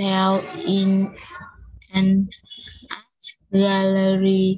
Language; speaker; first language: English; non-native, learner; Vietnamese